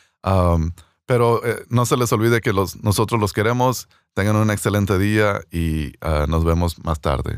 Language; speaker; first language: Spanish; early bilingual, heritage; Spanish